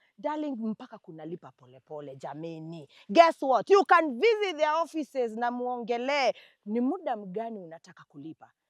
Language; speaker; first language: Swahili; native; Swahili